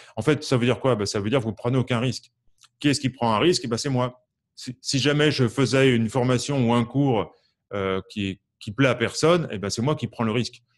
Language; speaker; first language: French; native; French